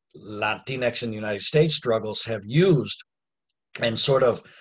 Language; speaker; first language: English; native; English